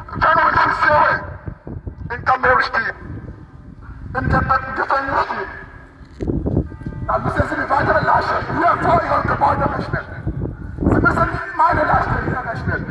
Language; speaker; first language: German; non-native, fluent; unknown